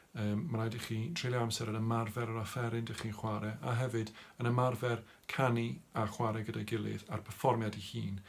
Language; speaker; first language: Welsh; non-native, local second language; English